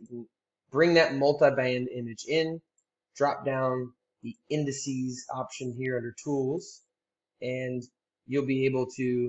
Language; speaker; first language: English; native; English